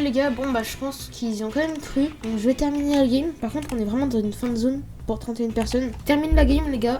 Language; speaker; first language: French; native; French